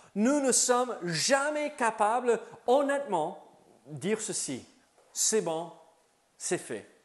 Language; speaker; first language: French; native; French